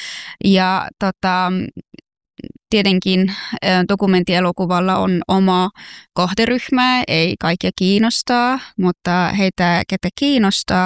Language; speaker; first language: Finnish; non-native, fluent; Persian